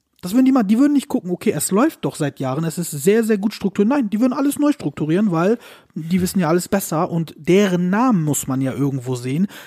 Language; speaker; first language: German; early bilingual, other home language; Turkish